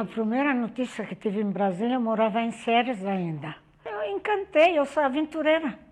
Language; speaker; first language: Portuguese; non-native, fluent; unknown